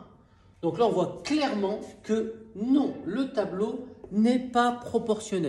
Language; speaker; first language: French; native; French